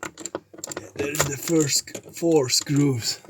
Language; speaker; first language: English; non-native, learner; Latvian